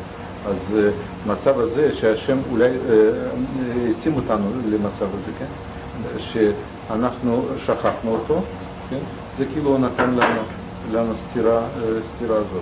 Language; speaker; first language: Hebrew; non-native, learner; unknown